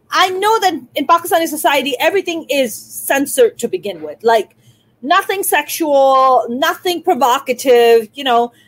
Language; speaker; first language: English; non-native, local second language; Urdu